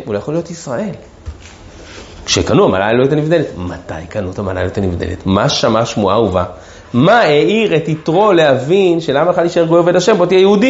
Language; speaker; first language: Hebrew; native; Hebrew